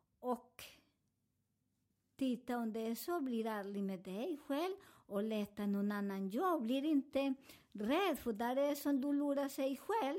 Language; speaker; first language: Swedish; non-native, fluent; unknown